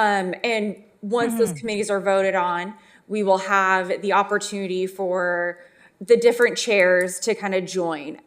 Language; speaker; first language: English; native; English